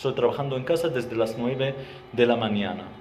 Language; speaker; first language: Spanish; non-native, fluent; Arabic